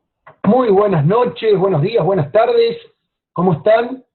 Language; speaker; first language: Spanish; native; Spanish